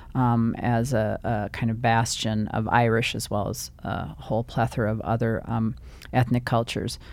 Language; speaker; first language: English; native; English